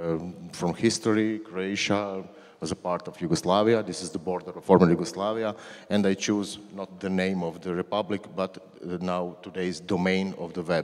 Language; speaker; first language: English; non-native, learner; Croatian